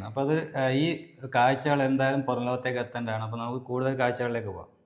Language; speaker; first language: Malayalam; native; Malayalam